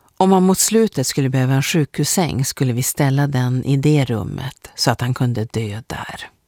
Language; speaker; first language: Swedish; native; Swedish